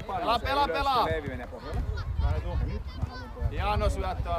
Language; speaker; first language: Finnish; native; Finnish